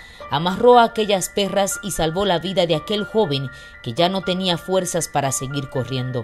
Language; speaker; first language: Spanish; native; Spanish